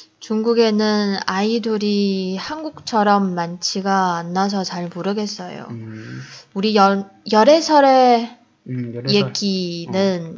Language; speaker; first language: Korean; non-native, fluent; Chinese